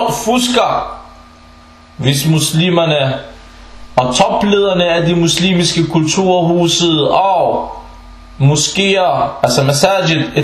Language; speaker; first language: Danish; non-native, fluent; Arabic